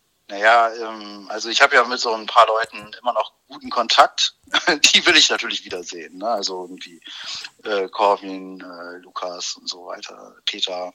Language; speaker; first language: German; native; German